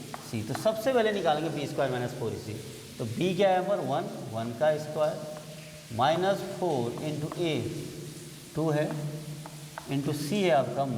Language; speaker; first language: Hindi; native; Hindi